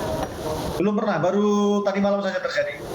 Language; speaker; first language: Indonesian; native; Indonesian